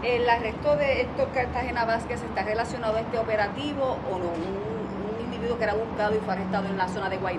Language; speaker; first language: Spanish; native; Spanish